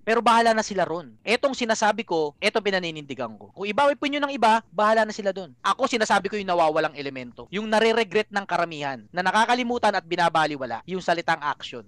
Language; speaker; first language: Filipino; native; Filipino